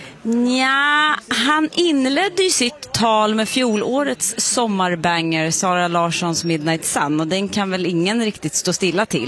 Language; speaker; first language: Swedish; native; Swedish